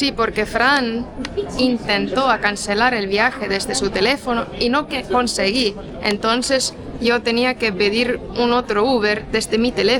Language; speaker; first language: Spanish; non-native, fluent; Portuguese